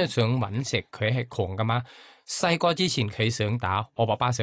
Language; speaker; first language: Cantonese; non-native, learner; Thai